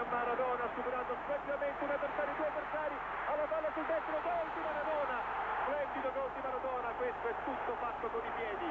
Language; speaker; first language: Italian; native; Italian